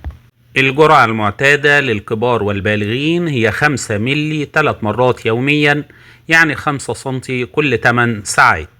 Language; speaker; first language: Arabic; native; Arabic